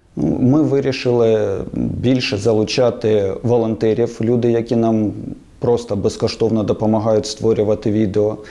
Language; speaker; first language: Ukrainian; non-native, local second language; Russian